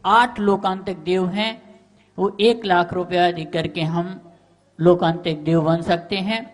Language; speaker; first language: Hindi; native; Hindi